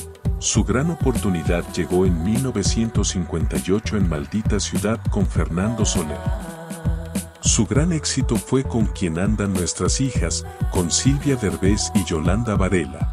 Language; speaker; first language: Spanish; native; Spanish